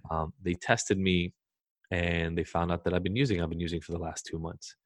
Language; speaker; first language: English; early bilingual, other home language; Hebrew